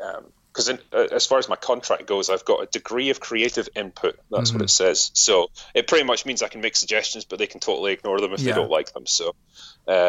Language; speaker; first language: English; native; English